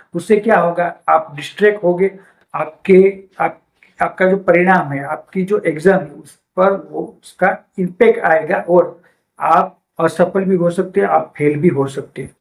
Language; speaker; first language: Hindi; non-native, local second language; Gujarati